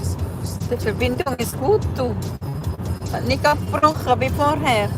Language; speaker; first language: German; non-native, fluent; Cebuano